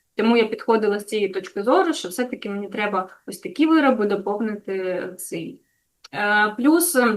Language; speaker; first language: Ukrainian; native; Ukrainian